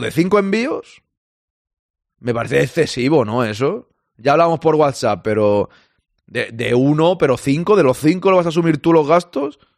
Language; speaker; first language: Spanish; native; Spanish